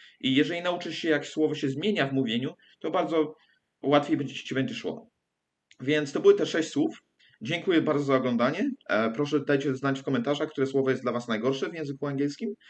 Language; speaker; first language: Polish; early bilingual, heritage; English